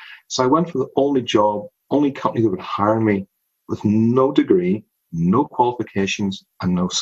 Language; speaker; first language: English; native; English